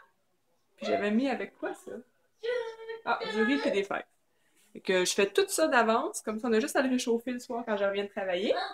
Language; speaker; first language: French; native; French